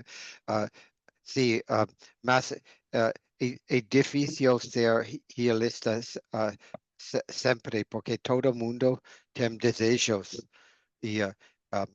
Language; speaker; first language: Portuguese; non-native, learner; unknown